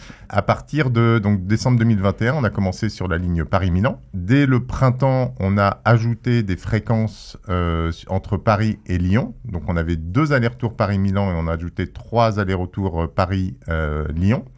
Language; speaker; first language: French; native; French